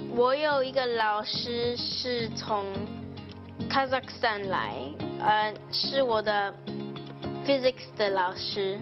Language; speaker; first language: Chinese; early bilingual, heritage; Chinese